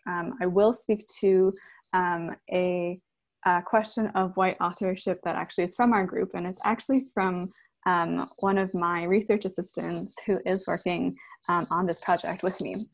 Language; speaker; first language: English; early bilingual, other home language; Chinese